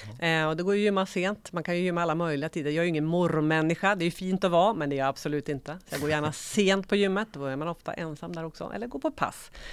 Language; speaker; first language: Swedish; native; Swedish